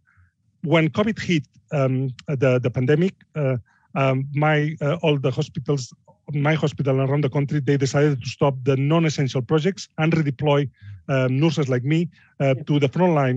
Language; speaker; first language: English; non-native, fluent; Spanish